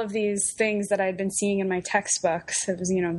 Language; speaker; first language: English; native; English